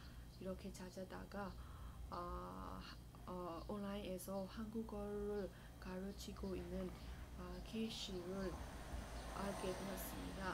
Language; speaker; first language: Korean; non-native, fluent; Burmese